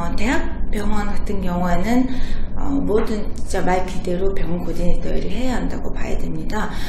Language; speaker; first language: Korean; non-native, fluent; Mongolian